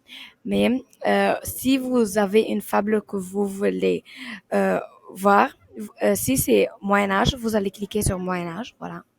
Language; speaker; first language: French; non-native, learner; Arabic